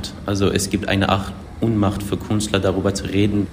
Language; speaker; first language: German; non-native, fluent; Persian